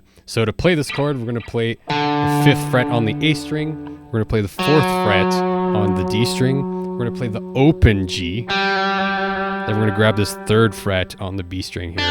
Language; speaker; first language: English; native; English